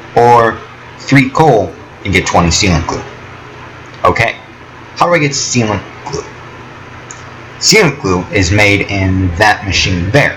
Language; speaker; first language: English; native; English